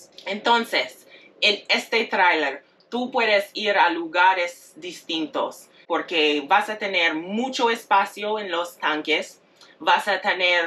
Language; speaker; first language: Spanish; non-native, fluent; English